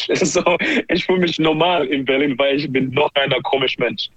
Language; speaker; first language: German; non-native, learner; English